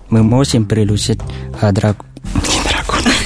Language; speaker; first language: Russian; non-native, learner; Thai